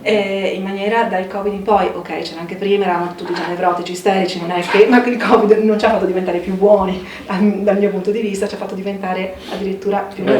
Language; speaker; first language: Italian; native; Italian